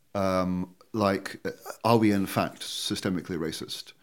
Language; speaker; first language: English; native; English